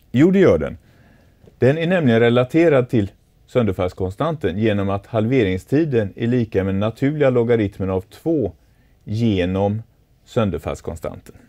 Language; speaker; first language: Swedish; native; Swedish